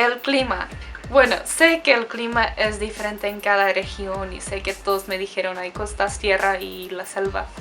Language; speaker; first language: Spanish; non-native, fluent; Czech